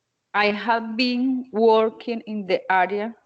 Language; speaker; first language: English; non-native, learner; Spanish